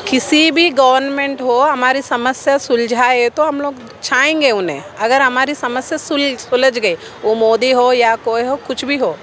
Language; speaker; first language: Hindi; non-native, local second language; Telugu